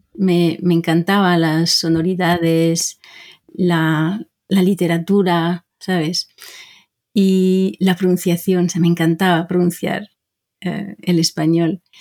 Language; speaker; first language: Spanish; non-native, fluent; French